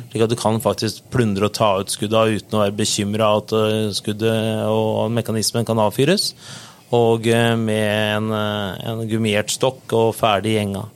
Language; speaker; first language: Norwegian; native; Norwegian